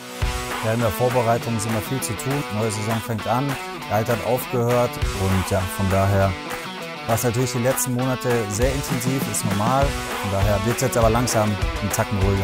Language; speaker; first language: German; native; German